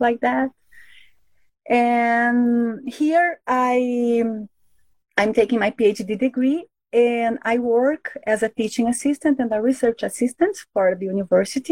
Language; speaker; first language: English; non-native, fluent; Portuguese